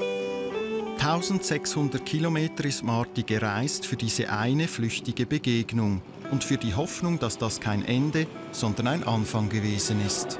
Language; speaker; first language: German; native; German